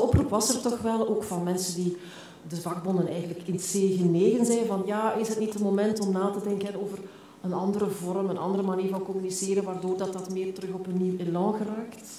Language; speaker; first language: Dutch; native; Dutch